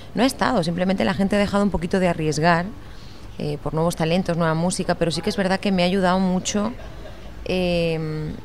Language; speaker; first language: Spanish; native; Spanish